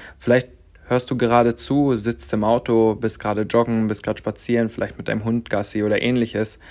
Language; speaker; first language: German; native; German